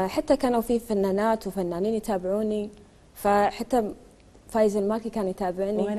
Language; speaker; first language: Arabic; native; Arabic